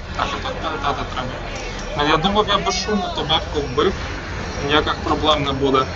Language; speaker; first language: Ukrainian; non-native, local second language; Russian